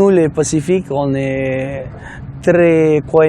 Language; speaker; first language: French; non-native, learner; Fijian